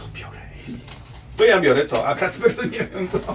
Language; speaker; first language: Polish; native; Polish